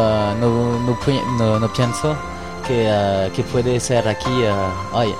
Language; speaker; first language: Spanish; non-native, learner; French